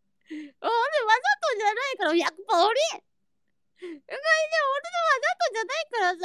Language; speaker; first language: Japanese; non-native, learner; Indonesian